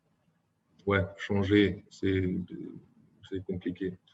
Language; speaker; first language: French; non-native, fluent; German